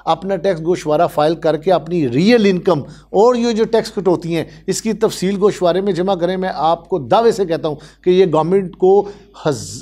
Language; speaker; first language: Urdu; native; Urdu